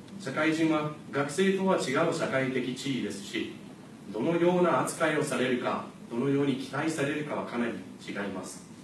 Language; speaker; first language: Japanese; non-native, fluent; English